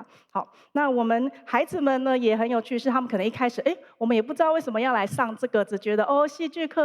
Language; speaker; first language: Chinese; native; Chinese